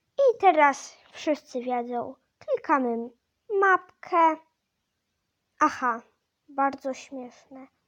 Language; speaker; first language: Polish; native; Polish